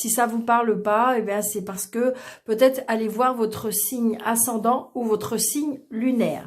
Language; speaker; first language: French; native; French